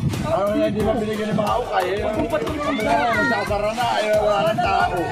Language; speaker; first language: Filipino; native; Filipino